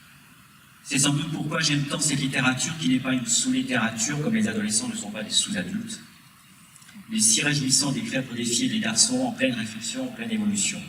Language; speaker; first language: French; native; French